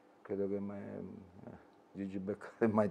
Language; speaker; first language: Romanian; non-native, learner; Italian